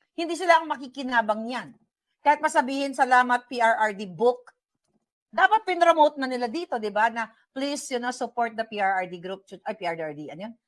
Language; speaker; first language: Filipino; native; Filipino